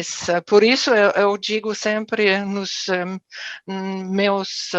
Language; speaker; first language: Portuguese; non-native, fluent; German